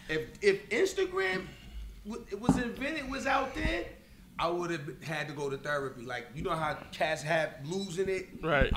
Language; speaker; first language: English; native; English